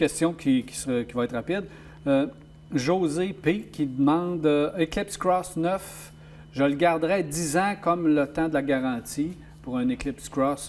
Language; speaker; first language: French; native; French